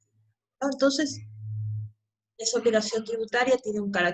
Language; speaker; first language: Spanish; native; Spanish